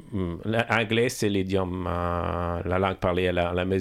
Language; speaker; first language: French; non-native, learner; Italian